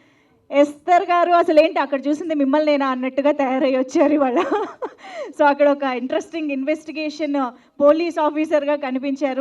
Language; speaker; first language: Telugu; native; Telugu